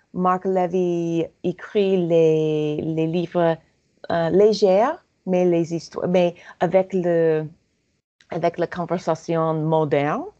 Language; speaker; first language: French; non-native, learner; English